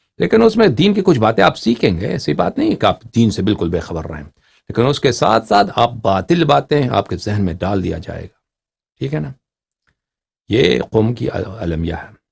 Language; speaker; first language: Urdu; native; Urdu